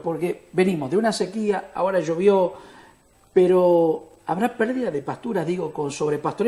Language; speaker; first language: Spanish; native; Spanish